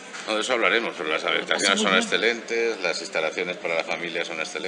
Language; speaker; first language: Spanish; native; Spanish